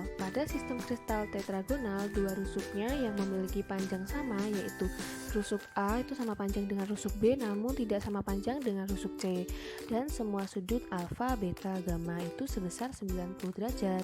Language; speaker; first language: Indonesian; native; Indonesian